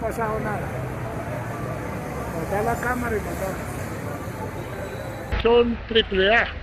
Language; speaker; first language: Spanish; native; Spanish